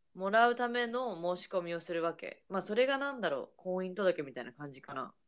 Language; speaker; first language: Japanese; native; Japanese